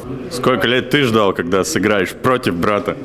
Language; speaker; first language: Russian; non-native, local second language; Latvian